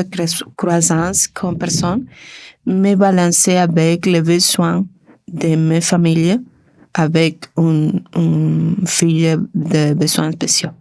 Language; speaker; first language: French; non-native, learner; Spanish